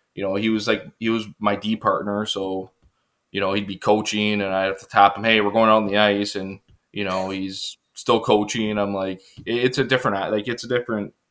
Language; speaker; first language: English; native; English